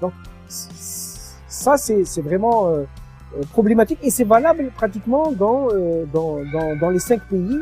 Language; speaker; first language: French; non-native, local second language; Arabic